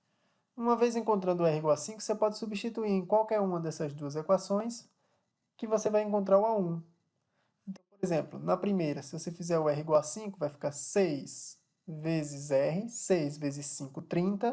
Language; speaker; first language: Portuguese; native; Portuguese